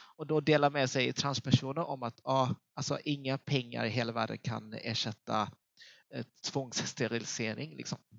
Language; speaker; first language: Swedish; early bilingual, other home language; Vietnamese